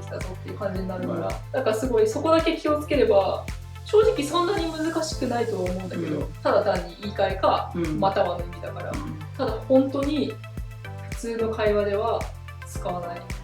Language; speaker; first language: Japanese; native; Japanese